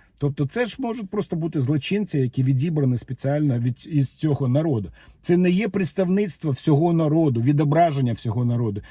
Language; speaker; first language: Ukrainian; native; Ukrainian